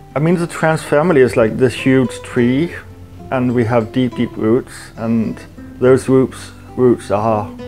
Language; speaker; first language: English; non-native, fluent; Danish